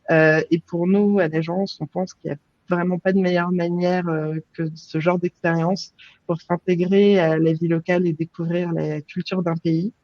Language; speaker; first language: French; native; French